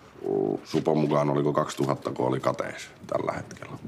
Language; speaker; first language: Finnish; native; Finnish